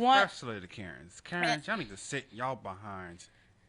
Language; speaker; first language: English; native; English